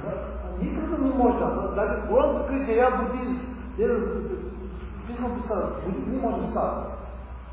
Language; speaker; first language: Russian; non-native, learner; Tibetan